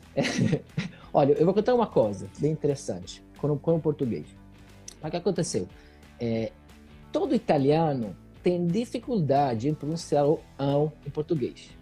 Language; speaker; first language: Portuguese; non-native, fluent; Italian